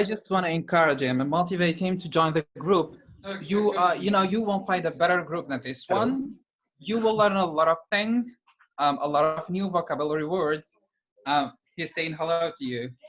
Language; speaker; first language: English; non-native, fluent; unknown